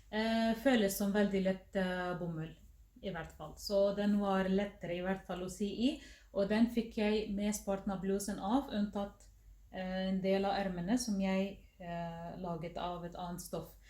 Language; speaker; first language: Norwegian; non-native, fluent; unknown